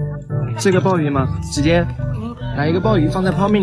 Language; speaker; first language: Chinese; native; Chinese